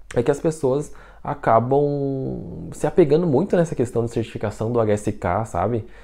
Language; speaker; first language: Portuguese; non-native, fluent; Chinese